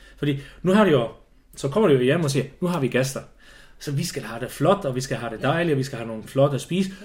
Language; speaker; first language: Danish; non-native, fluent; Swiss German